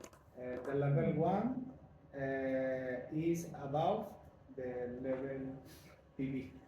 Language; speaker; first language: English; non-native, learner; Spanish